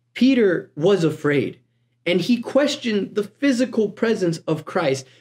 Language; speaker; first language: English; native; English